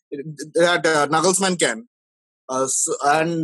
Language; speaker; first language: English; non-native, local second language; Bangla